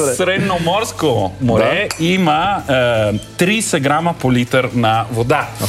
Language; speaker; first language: Bulgarian; non-native, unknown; Italian